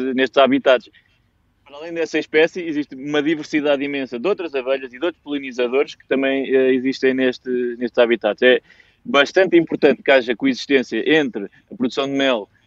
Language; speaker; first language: Portuguese; native; Portuguese